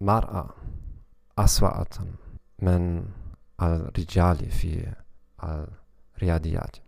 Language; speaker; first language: Arabic; non-native, learner; German